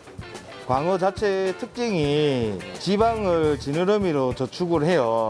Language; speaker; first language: Korean; native; Korean